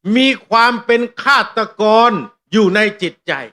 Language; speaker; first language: Thai; non-native, local second language; Northeastern Thai